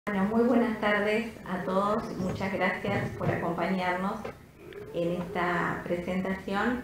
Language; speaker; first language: Spanish; native; Spanish